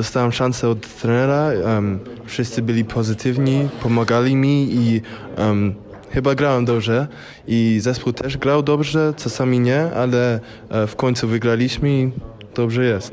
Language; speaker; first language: Polish; early bilingual, heritage; English